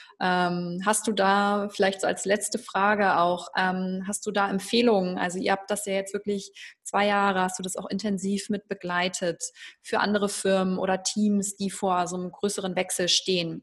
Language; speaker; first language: German; native; German